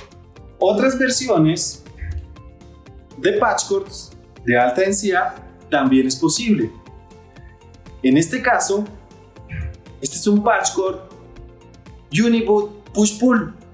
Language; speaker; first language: Spanish; native; Spanish